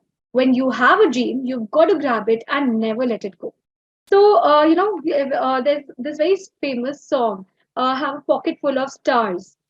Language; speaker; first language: English; non-native, local second language; Hindi